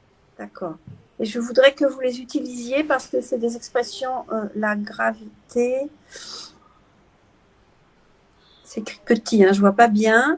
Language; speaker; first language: French; native; French